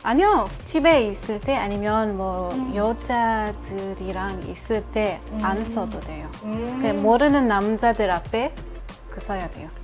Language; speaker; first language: Korean; non-native, learner; Arabic